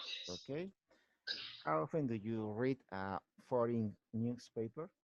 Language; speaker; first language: English; non-native, learner; Spanish